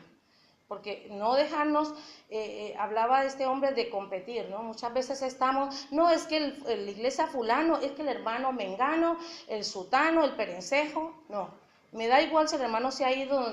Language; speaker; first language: Spanish; native; Spanish